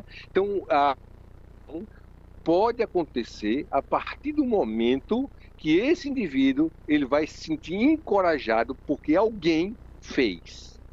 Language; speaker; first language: Portuguese; native; Portuguese